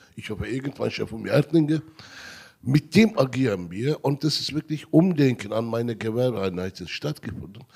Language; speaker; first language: German; non-native, learner; Turkish